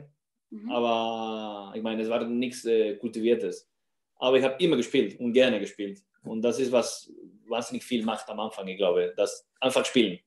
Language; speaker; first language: German; non-native, fluent; Spanish